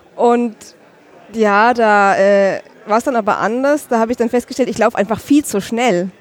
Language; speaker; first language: German; native; German